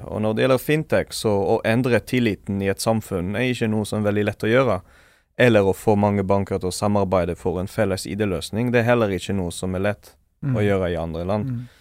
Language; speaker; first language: Norwegian; non-native, fluent; Hebrew